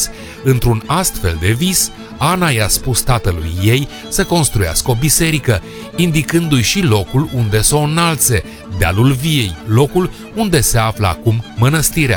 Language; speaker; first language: Romanian; native; Romanian